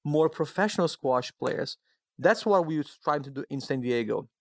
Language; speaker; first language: English; non-native, fluent; Portuguese